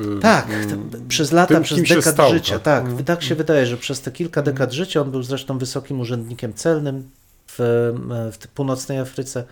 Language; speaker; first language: Polish; native; Polish